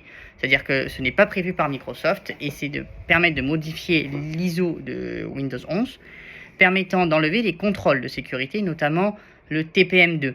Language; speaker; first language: French; native; French